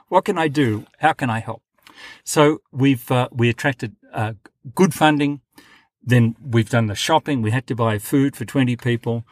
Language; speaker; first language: English; native; English